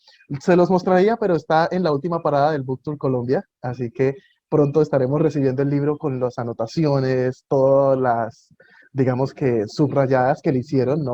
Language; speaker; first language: Spanish; native; Spanish